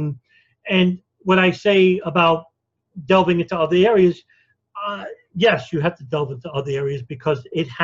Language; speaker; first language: English; native; English